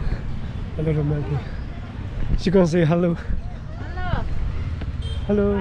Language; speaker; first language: English; non-native, learner; Burmese